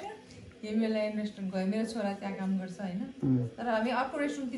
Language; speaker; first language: Nepali; non-native, learner; English